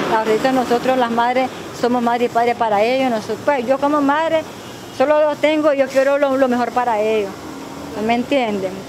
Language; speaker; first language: Spanish; native; Spanish